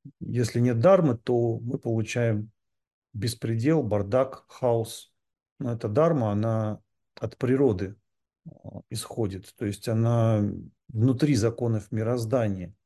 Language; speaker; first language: Russian; native; Russian